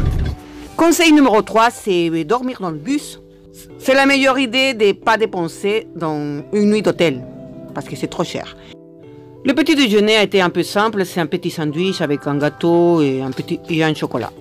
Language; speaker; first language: French; non-native, fluent; Spanish